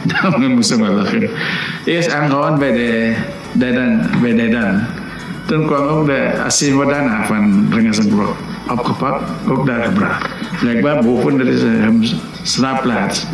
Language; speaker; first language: Dutch; non-native, local second language; Minangkabau